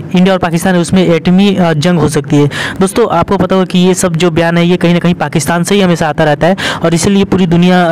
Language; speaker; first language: Hindi; native; Hindi